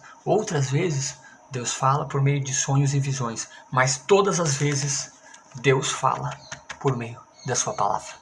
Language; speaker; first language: Portuguese; native; Portuguese